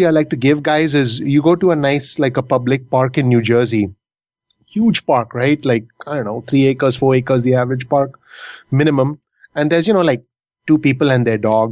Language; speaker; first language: English; non-native, local second language; Hindi